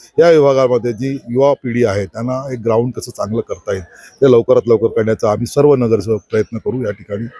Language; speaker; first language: Marathi; native; Marathi